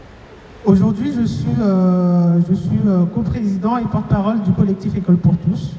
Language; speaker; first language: French; non-native, local second language; Comorian